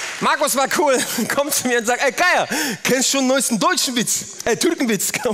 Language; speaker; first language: German; early bilingual, other home language; Turkish